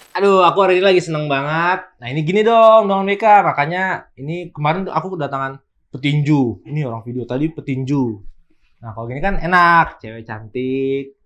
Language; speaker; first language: Indonesian; native; Indonesian